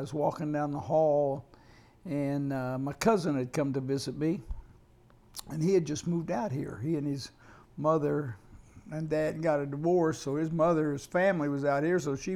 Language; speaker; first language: English; native; English